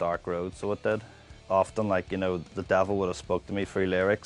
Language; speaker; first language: English; native; English